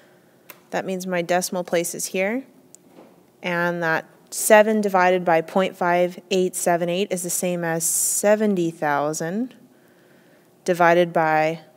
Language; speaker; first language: English; native; English